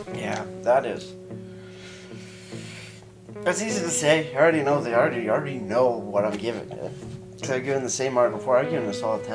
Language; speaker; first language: English; native; English